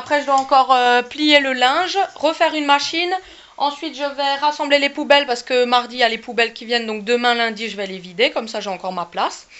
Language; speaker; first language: French; native; French